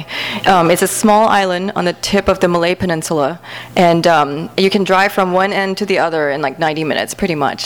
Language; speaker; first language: English; native; English